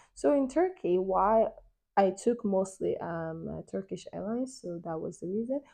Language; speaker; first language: English; non-native, local second language; Yoruba